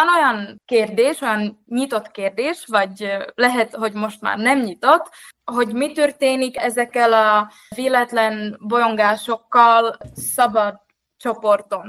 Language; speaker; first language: Hungarian; non-native, fluent; Czech